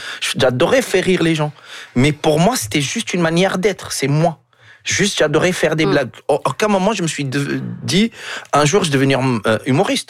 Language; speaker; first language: French; non-native, local second language; Arabic